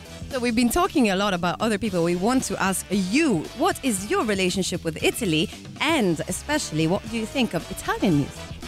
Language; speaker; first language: English; non-native, fluent; Italian